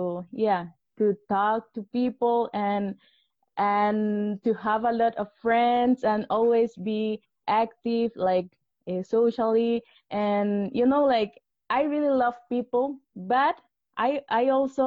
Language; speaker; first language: English; non-native, learner; Spanish